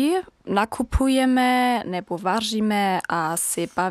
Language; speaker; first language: Czech; non-native, learner; German